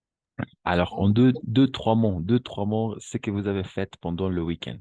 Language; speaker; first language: French; non-native, fluent; Spanish